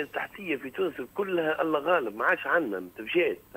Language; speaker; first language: Arabic; native; Arabic